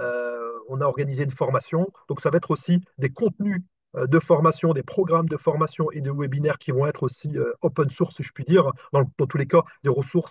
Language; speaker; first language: French; native; French